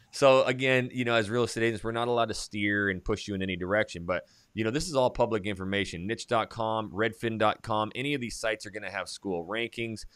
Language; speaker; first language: English; native; English